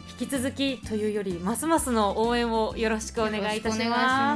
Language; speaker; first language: Japanese; native; Japanese